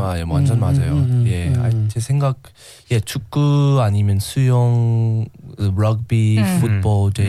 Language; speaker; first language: Korean; non-native, learner; English